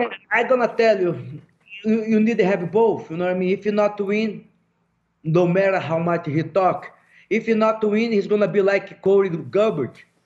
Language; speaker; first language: English; non-native, fluent; Portuguese